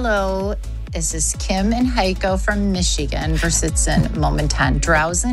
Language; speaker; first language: German; non-native, learner; English